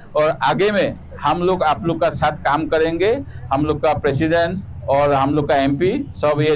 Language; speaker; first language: Hindi; non-native, local second language; Assamese